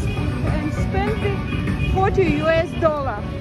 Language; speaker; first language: English; non-native, learner; Russian